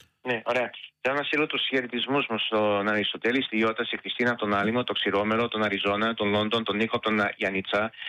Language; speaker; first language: Greek; native; Greek